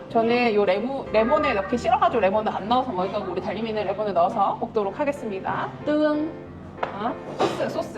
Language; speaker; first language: Korean; native; Korean